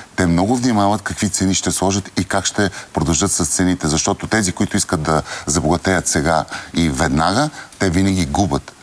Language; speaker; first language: Bulgarian; native; Bulgarian